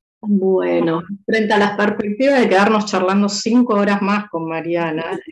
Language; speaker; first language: Spanish; native; Spanish